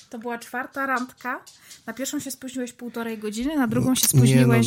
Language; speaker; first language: Polish; native; Polish